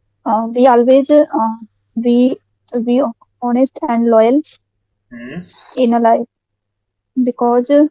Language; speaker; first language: English; non-native, learner; Hindi